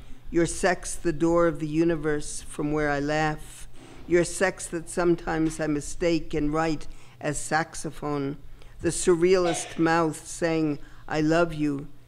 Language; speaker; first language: English; native; English